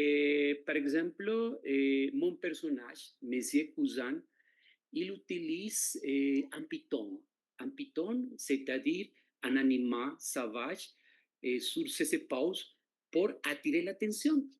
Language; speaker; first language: French; non-native, fluent; Spanish